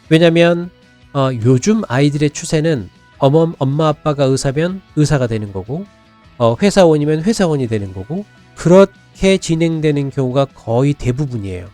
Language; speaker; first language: Korean; native; Korean